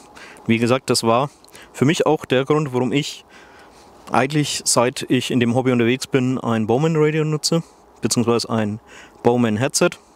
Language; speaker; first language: German; native; German